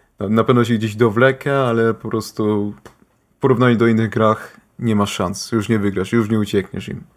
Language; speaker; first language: Polish; early bilingual, heritage; Polish